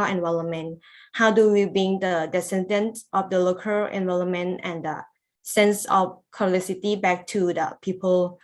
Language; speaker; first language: English; non-native, learner; Lao